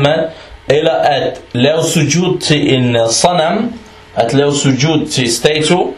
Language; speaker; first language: Danish; early bilingual, other home language; Arabic